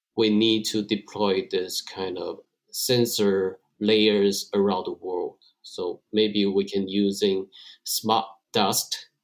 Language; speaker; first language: English; non-native, fluent; Chinese